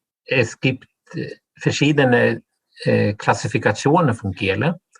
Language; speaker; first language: German; non-native, fluent; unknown